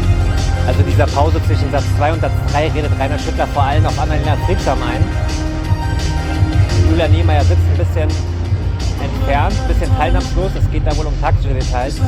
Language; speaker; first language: German; native; German